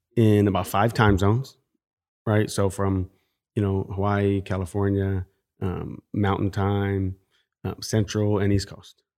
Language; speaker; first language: English; native; English